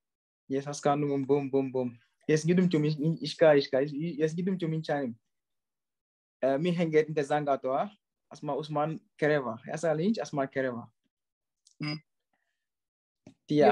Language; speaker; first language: Armenian; non-native, learner; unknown